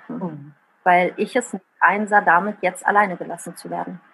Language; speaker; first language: German; early bilingual, other home language; Italian